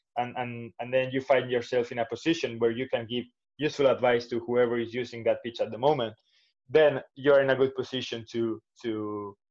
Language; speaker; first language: English; non-native, fluent; Spanish